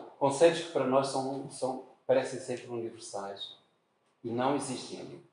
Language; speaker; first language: Portuguese; native; Portuguese